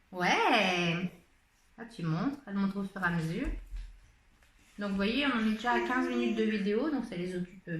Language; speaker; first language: French; native; French